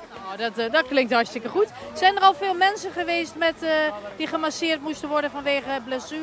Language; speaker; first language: Dutch; native; Dutch